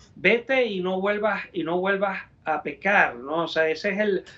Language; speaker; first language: Spanish; native; Spanish